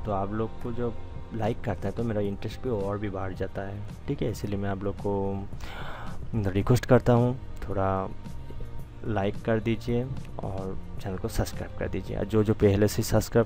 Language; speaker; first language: Hindi; non-native, local second language; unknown